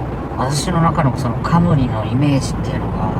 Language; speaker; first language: Japanese; native; Japanese